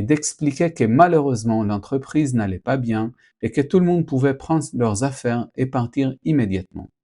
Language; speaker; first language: French; non-native, fluent; Spanish